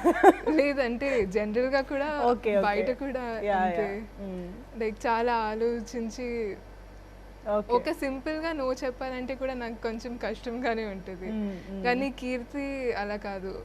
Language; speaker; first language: Telugu; non-native, fluent; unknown